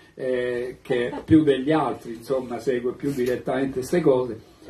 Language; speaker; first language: Italian; native; Italian